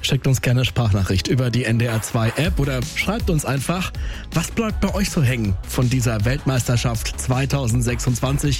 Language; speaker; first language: German; native; German